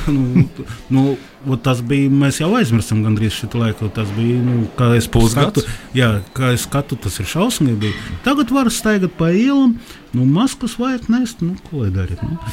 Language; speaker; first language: Latvian; non-native, local second language; Russian